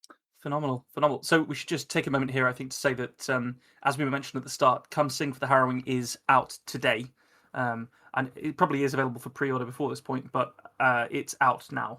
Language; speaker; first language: English; native; English